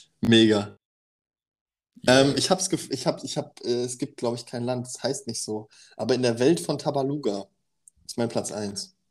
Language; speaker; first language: German; native; German